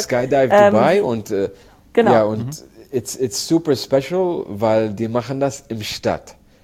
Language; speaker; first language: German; non-native, learner; Arabic